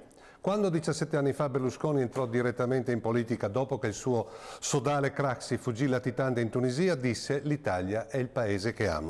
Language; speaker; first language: Italian; native; Italian